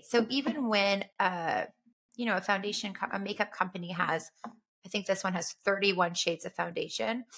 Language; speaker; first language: English; native; English